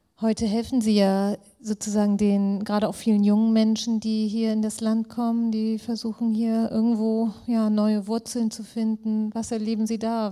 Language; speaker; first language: German; native; German